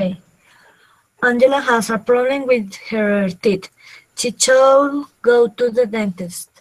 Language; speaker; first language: English; non-native, learner; Spanish